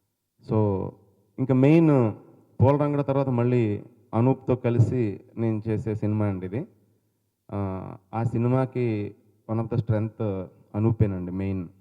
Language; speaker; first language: Telugu; native; Telugu